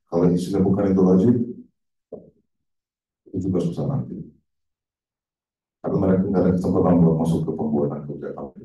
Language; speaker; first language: Indonesian; non-native, fluent; Turkish